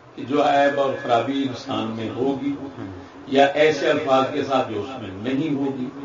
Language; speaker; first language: Urdu; non-native, local second language; Punjabi